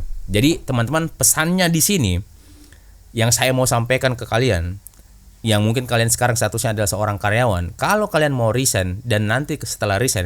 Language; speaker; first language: Indonesian; native; Indonesian